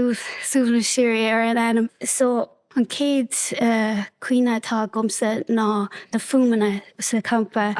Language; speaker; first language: Irish; non-native, local second language; English